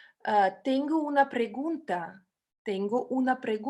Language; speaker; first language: Spanish; non-native, fluent; Russian